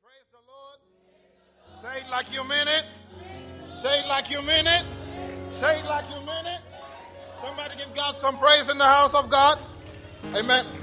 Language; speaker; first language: English; non-native, fluent; Haitian Creole